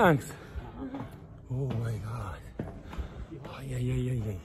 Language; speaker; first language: German; non-native, learner; Persian